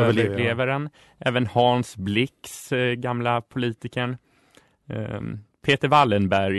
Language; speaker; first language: Swedish; native; Swedish